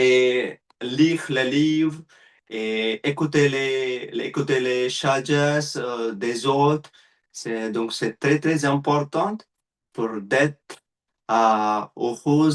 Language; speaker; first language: French; non-native, learner; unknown